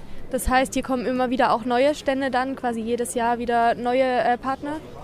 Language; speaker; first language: German; native; German